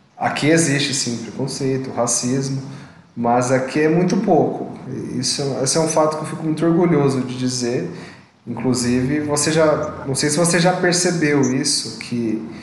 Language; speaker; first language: Portuguese; native; Portuguese